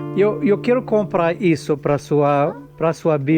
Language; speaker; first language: Portuguese; non-native, learner; English